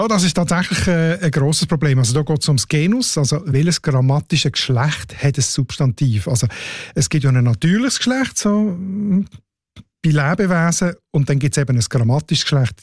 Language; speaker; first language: German; native; German